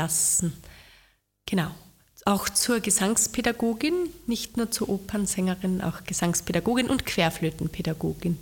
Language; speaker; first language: German; native; German